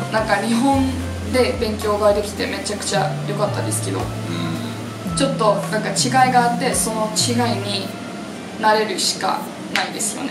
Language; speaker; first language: Japanese; non-native, fluent; English